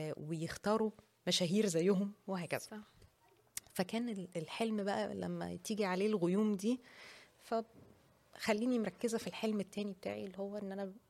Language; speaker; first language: Arabic; native; Arabic